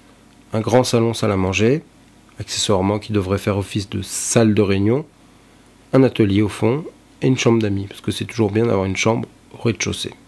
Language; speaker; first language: French; native; French